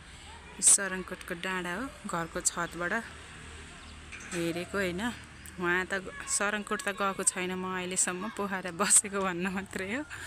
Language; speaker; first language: Nepali; native; Nepali